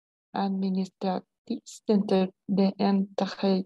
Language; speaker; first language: French; non-native, learner; Spanish